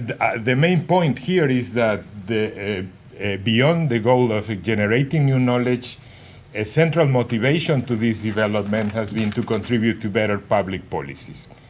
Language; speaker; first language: English; non-native, fluent; Spanish